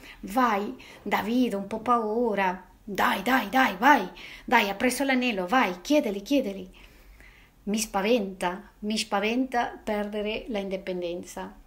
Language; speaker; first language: Italian; non-native, fluent; Spanish